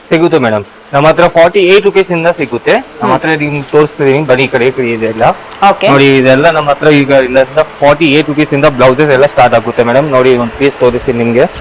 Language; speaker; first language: Kannada; non-native, local second language; Telugu